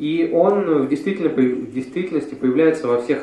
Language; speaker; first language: Russian; native; Russian